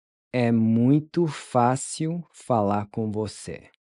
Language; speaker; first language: Portuguese; non-native, fluent; English